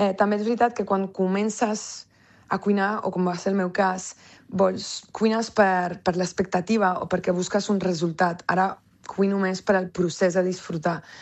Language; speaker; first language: Catalan; early bilingual, other home language; French